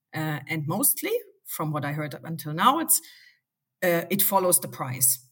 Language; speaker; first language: English; non-native, fluent; German